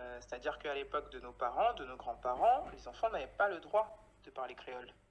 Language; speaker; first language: French; native; French